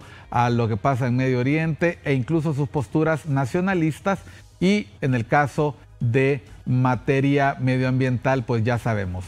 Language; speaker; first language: Spanish; native; Spanish